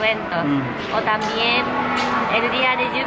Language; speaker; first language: Spanish; non-native, learner; Japanese